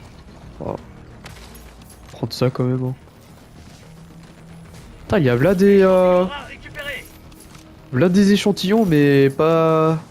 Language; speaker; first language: French; native; French